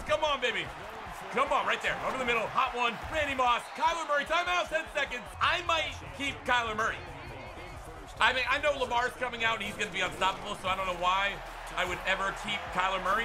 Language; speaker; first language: English; native; English